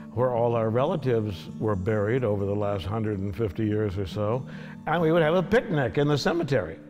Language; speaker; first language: English; native; English